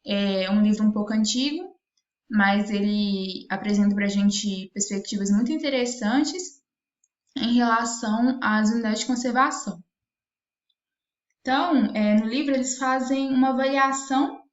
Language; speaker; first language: Portuguese; native; Portuguese